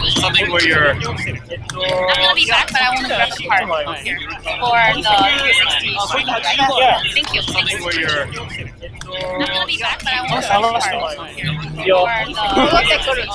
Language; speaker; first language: English; non-native, learner; Japanese